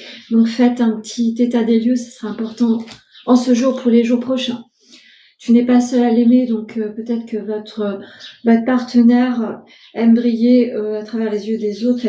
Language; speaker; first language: French; native; French